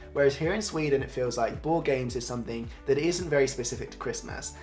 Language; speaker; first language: English; native; English